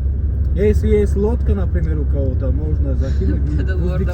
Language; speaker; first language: Russian; non-native, local second language; Tajik